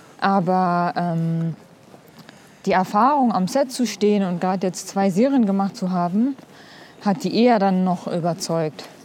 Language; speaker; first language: German; early bilingual, other home language; Kurdish